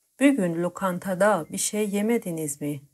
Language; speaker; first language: Turkish; non-native, fluent; Persian